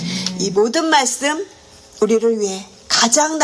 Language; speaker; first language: Korean; native; Korean